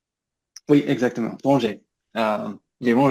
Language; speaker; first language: French; non-native, learner; English